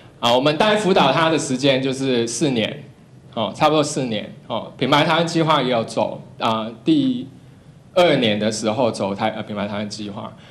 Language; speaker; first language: Chinese; non-native, local second language; Cantonese